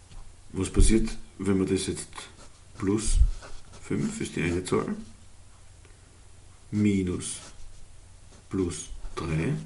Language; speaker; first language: German; native; German